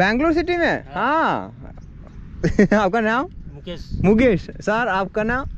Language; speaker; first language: Hindi; non-native, learner; Malayalam